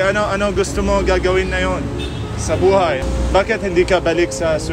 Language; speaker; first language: Filipino; non-native, learner; Arabic